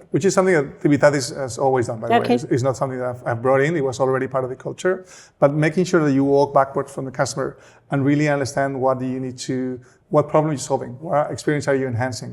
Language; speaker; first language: English; non-native, fluent; Spanish